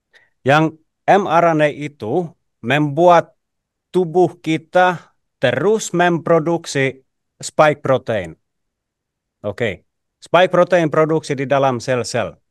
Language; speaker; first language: Indonesian; non-native, fluent; Finnish